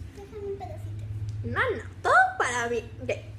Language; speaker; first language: Spanish; native; Spanish